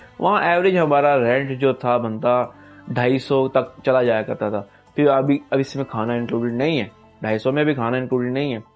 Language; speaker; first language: Urdu; non-native, local second language; Punjabi